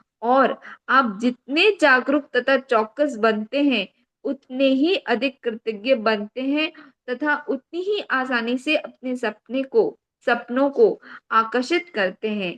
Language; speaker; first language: Hindi; native; Hindi